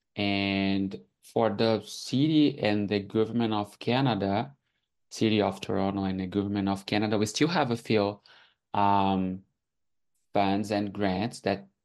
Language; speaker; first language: English; non-native, fluent; Portuguese